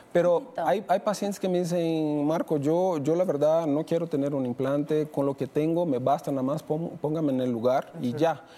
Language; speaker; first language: Spanish; non-native, fluent; Portuguese